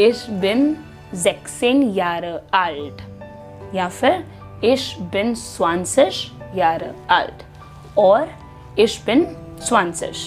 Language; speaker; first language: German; non-native, fluent; Hindi